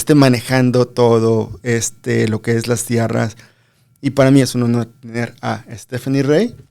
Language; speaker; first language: Spanish; early bilingual, other home language; English